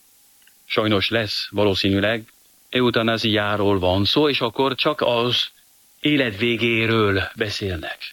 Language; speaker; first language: Hungarian; non-native, fluent; French